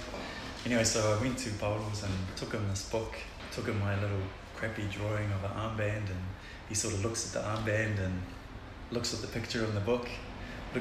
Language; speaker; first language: English; non-native, local second language; Tongan